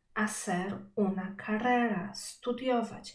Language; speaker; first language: Spanish; non-native, fluent; Polish